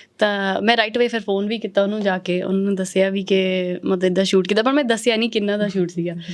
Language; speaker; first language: Punjabi; early bilingual, heritage; Punjabi